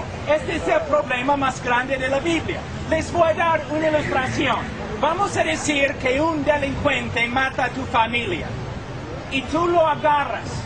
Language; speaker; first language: Spanish; non-native, fluent; English